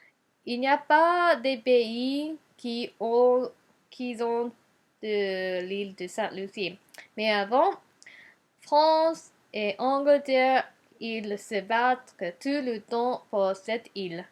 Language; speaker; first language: French; non-native, learner; Japanese